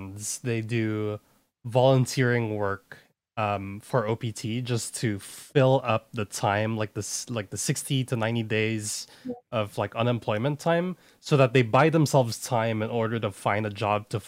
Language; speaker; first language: English; non-native, local second language; Filipino